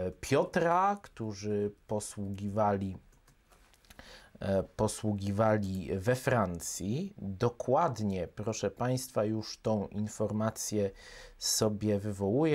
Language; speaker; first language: Polish; native; Polish